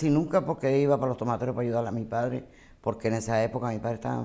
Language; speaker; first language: Spanish; native; Spanish